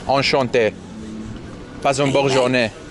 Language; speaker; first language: French; non-native, learner; English